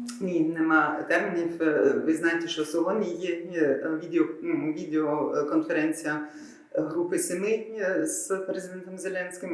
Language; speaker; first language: Ukrainian; non-native, fluent; German